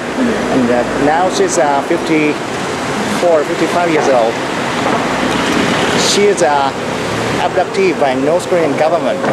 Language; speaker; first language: English; non-native, fluent; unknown